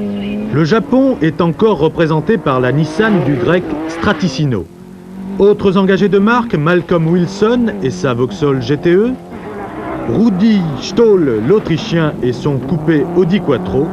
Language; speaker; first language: French; native; French